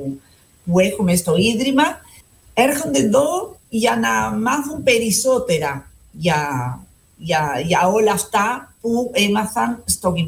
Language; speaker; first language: Greek; non-native, fluent; Spanish